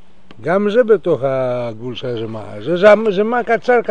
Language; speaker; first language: Hebrew; non-native, fluent; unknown